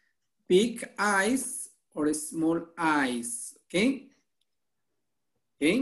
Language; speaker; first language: English; non-native, fluent; Spanish